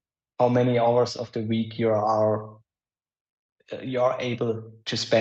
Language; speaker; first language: English; non-native, fluent; German